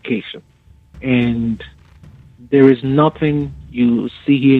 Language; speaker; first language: English; non-native, local second language; Yoruba